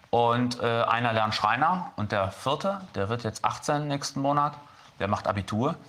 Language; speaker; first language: German; native; German